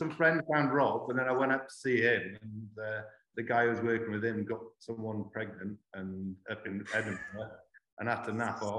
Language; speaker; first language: English; native; English